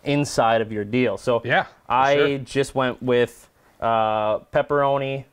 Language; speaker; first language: English; native; English